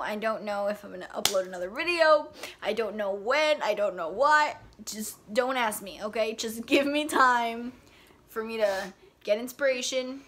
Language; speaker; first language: English; early bilingual, other home language; Spanish